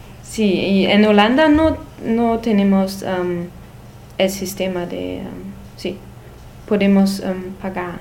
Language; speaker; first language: Spanish; non-native, learner; German